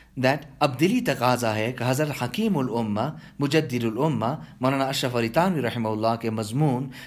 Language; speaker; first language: English; native; English